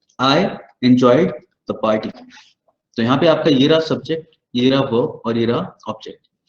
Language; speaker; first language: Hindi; native; Hindi